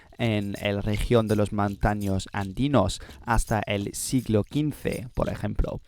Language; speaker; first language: Spanish; non-native, learner; English